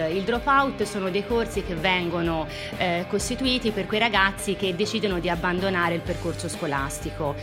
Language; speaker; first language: Italian; native; Italian